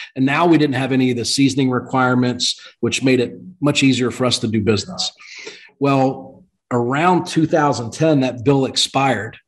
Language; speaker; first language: English; native; English